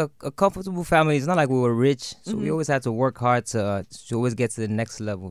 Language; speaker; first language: English; non-native, local second language; Yoruba